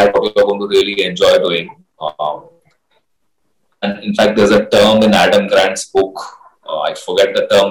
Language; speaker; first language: English; non-native, local second language; Hindi